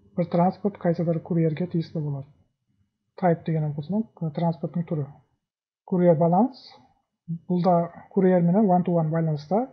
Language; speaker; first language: Uzbek; non-native, local second language; Kara-Kalpak